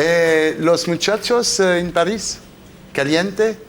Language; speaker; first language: Spanish; non-native, learner; French